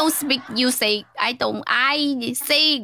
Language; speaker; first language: English; non-native, learner; Chinese